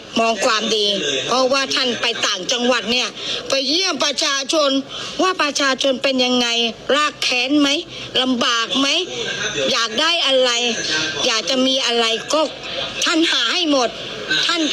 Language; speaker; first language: Thai; native; Thai